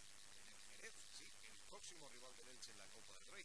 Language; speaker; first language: Spanish; native; Spanish